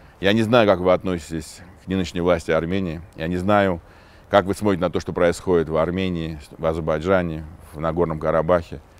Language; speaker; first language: Russian; non-native, local second language; Armenian